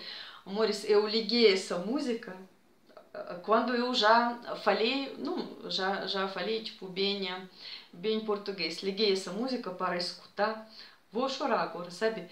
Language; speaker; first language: Portuguese; non-native, fluent; Russian